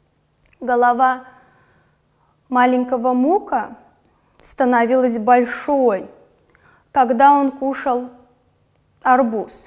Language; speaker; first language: Russian; non-native, local second language; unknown